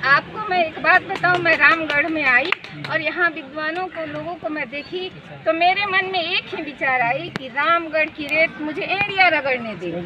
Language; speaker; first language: Hindi; native; Hindi